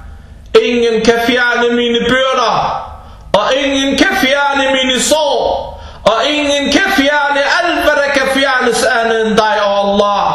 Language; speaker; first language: Danish; non-native, fluent; Arabic